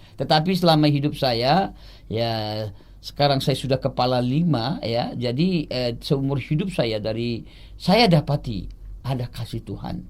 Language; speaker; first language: Indonesian; non-native, local second language; Achinese